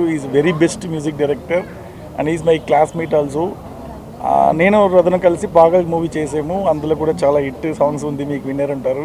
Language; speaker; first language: Telugu; non-native, fluent; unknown